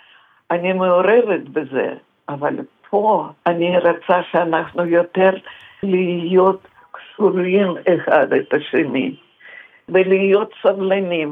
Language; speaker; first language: Hebrew; non-native, fluent; Russian